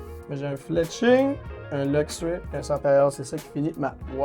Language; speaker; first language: French; native; French